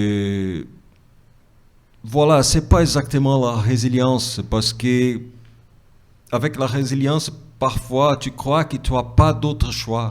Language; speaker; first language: French; non-native, fluent; Portuguese